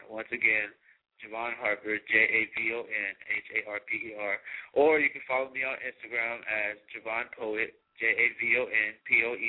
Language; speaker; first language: English; native; English